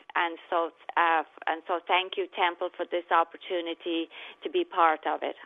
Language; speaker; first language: English; native; English